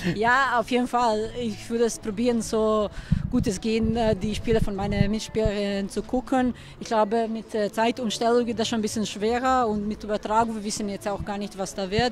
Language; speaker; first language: German; early bilingual, other home language; Serbian